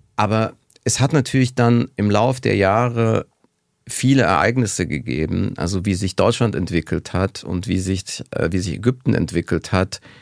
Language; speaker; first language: German; native; German